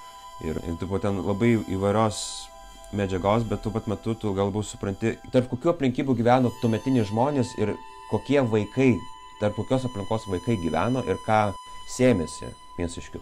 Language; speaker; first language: Lithuanian; native; Lithuanian